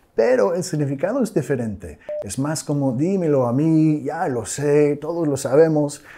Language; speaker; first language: Spanish; non-native, fluent; English